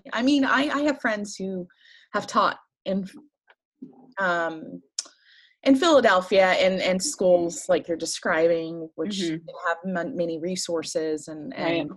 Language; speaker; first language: English; early bilingual, other home language; French